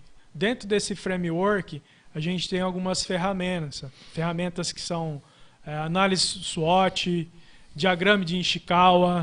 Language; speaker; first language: Portuguese; native; Portuguese